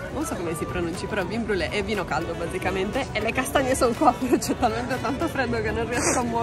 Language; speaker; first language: Italian; native; Italian